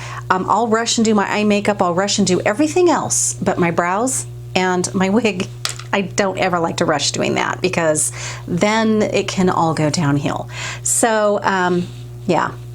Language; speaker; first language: English; native; English